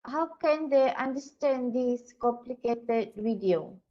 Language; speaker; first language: English; non-native, local second language; Malay